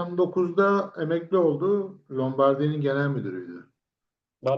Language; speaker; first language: Turkish; native; Turkish